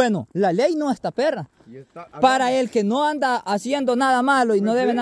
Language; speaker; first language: Spanish; native; Spanish